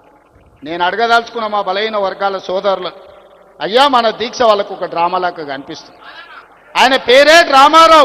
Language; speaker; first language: Telugu; native; Telugu